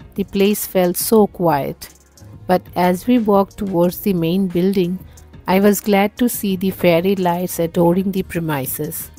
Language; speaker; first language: English; non-native, local second language; Bangla